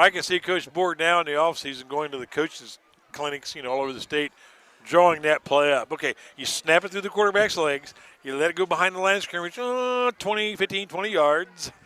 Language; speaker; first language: English; native; English